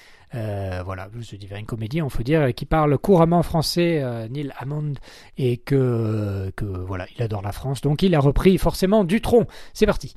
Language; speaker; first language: French; native; French